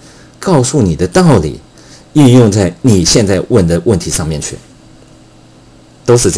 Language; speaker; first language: Chinese; native; Chinese